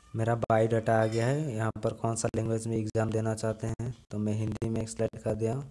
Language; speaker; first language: Hindi; non-native, local second language; Bangla